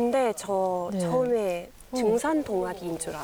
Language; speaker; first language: Korean; non-native, fluent; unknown